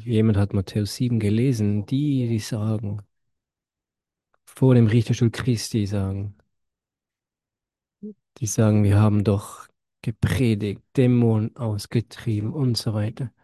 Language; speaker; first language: German; non-native, fluent; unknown